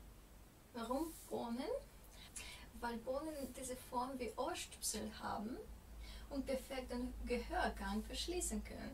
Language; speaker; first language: German; non-native, fluent; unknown